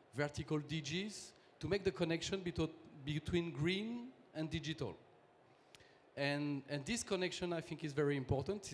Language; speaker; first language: English; non-native, fluent; French